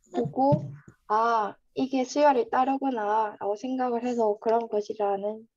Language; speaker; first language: Korean; non-native, fluent; Vietnamese